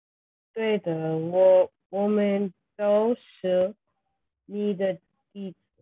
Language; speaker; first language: Chinese; non-native, learner; English